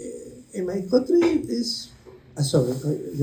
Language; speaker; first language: English; non-native, learner; Spanish